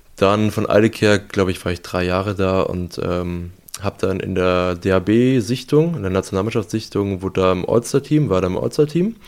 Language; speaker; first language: German; native; German